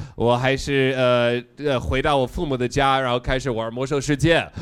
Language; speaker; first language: Chinese; non-native, fluent; English